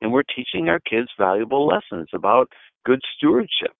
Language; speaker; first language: English; native; English